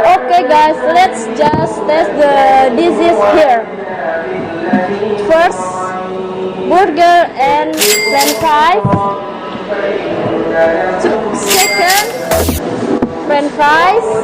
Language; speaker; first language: English; non-native, learner; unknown